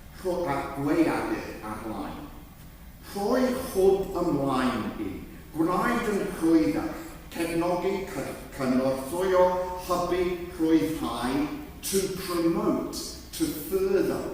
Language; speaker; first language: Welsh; non-native, fluent; English